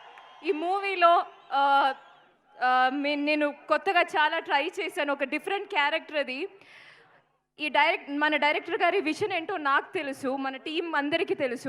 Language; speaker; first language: Telugu; non-native, fluent; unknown